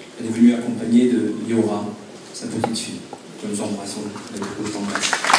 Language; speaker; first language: French; native; French